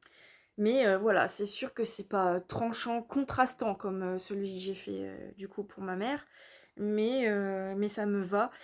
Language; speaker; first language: French; native; French